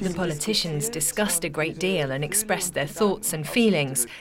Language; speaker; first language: English; non-native, fluent; Turkish